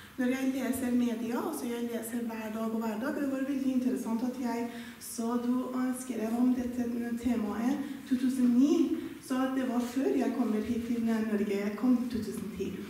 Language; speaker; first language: Norwegian; non-native, fluent; Persian